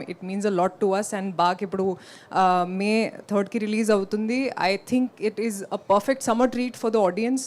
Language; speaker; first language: Telugu; non-native, fluent; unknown